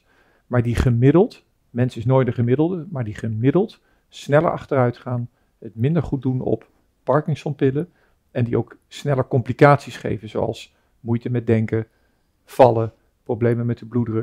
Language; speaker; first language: Dutch; native; Dutch